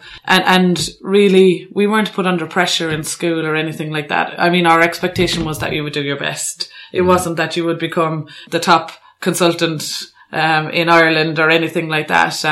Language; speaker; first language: English; native; English